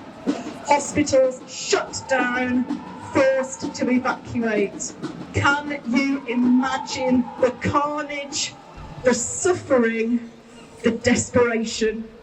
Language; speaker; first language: English; native; English